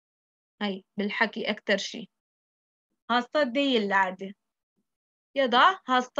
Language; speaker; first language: Arabic; native; Arabic